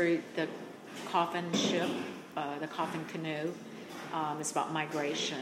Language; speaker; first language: English; native; English